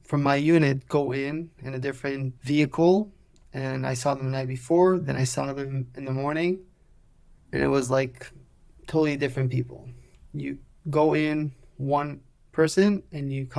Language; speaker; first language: English; non-native, fluent; Hebrew